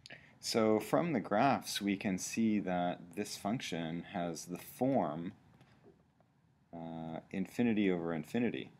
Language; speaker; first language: English; native; English